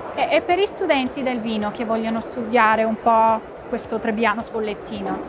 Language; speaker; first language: Italian; non-native, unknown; English